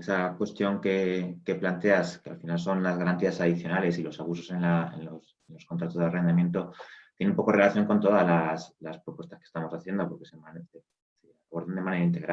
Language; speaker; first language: Spanish; native; Spanish